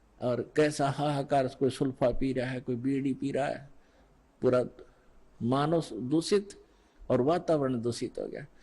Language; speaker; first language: Hindi; native; Hindi